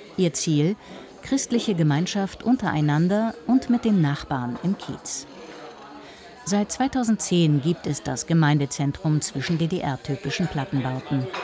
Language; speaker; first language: German; native; German